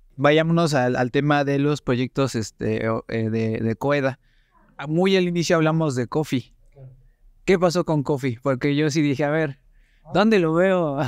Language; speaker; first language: Spanish; native; Spanish